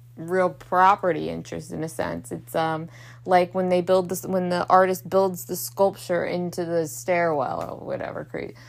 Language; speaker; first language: English; native; English